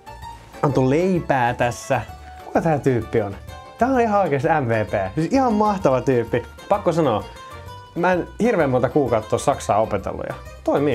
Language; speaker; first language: Finnish; native; Finnish